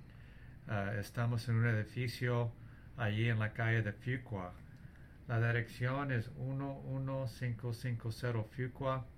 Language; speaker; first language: Spanish; early bilingual, heritage; English